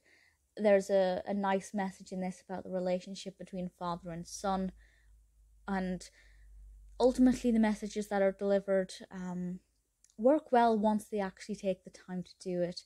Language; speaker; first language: English; native; English